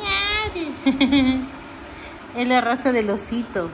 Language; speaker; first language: Spanish; native; Spanish